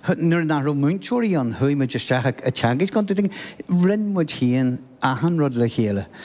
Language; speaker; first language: Irish; non-native, local second language; English